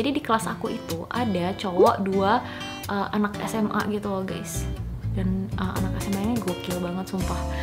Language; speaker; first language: Indonesian; early bilingual, other home language; Korean